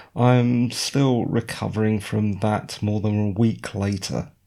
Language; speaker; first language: English; native; English